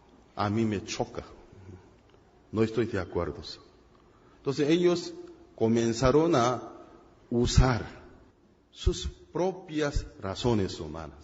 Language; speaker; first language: Spanish; non-native, fluent; Korean